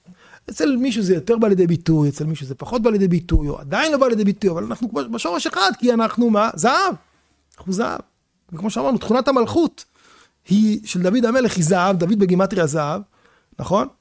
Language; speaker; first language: Hebrew; native; Hebrew